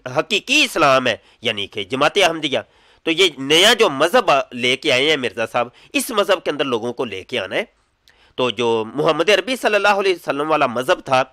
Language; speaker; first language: Urdu; non-native, local second language; Punjabi